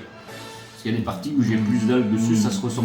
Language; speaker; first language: French; native; French